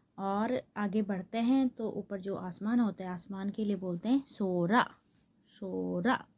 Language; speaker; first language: Hindi; native; Hindi